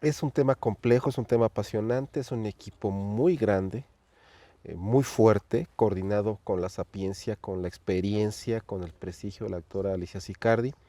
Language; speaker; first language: Spanish; native; Spanish